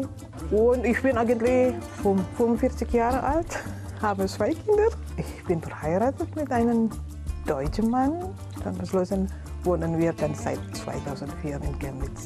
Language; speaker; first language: German; non-native, learner; Indonesian